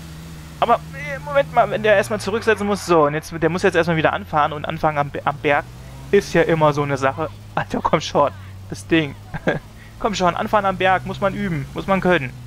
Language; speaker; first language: German; native; German